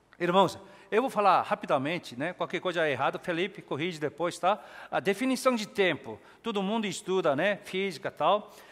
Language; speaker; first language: Portuguese; non-native, fluent; Korean